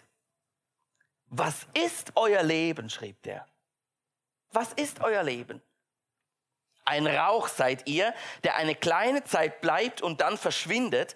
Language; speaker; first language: German; native; German